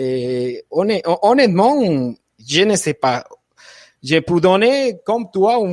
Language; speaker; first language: French; non-native, fluent; Spanish